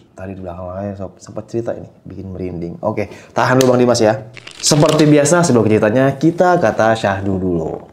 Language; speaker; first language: Indonesian; native; Indonesian